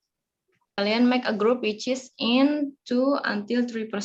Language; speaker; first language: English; non-native, learner; Indonesian